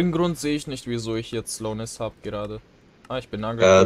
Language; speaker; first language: German; native; German